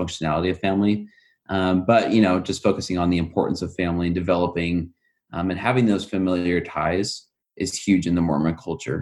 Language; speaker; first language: English; native; English